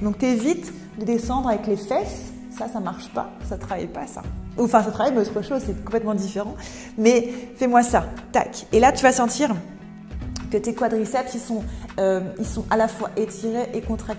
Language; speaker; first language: French; native; French